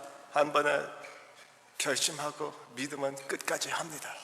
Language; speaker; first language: Korean; early bilingual, heritage; Korean